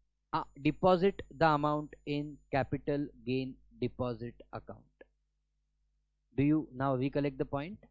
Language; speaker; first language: English; non-native, local second language; Hindi